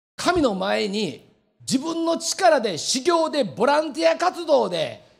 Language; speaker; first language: Japanese; native; Japanese